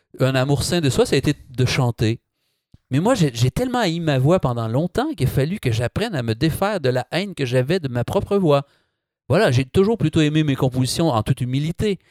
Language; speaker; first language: French; native; French